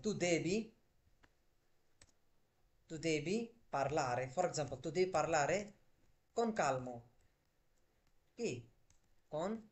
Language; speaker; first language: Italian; non-native, fluent; Bangla